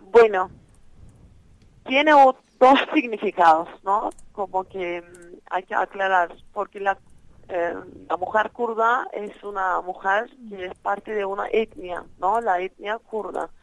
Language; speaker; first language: Spanish; non-native, fluent; Kurdish